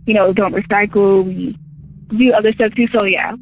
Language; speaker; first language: English; native; English